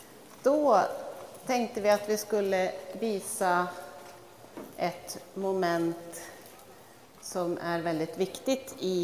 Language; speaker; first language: Swedish; native; Swedish